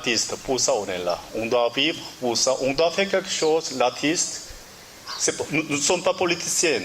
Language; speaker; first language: French; non-native, learner; Korean